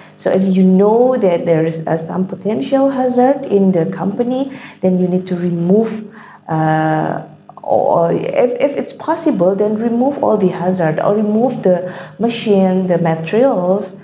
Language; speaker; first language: English; non-native, fluent; Indonesian